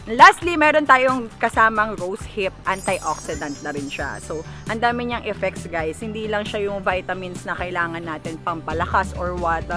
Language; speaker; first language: Filipino; native; Filipino